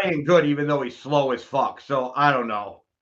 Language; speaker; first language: English; native; English